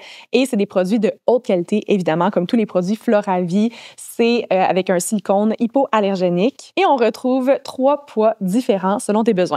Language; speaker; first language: French; native; French